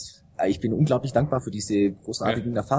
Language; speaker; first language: German; native; German